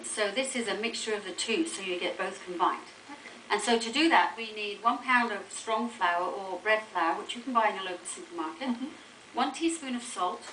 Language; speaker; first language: English; native; English